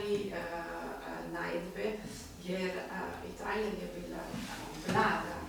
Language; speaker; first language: Slovenian; non-native, learner; German